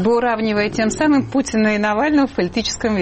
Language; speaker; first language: Russian; native; Russian